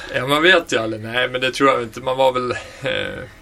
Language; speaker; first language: Swedish; native; Swedish